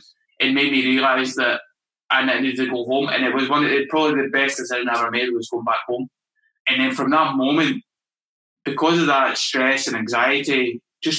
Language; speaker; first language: English; native; English